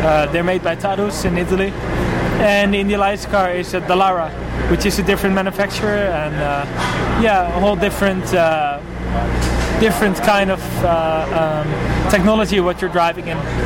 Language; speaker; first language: English; non-native, fluent; Dutch